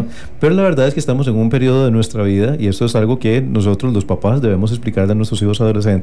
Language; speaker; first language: Spanish; native; Spanish